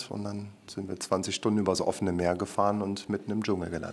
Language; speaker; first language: German; native; German